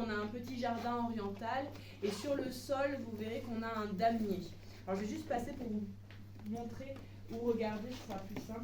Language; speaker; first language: French; native; French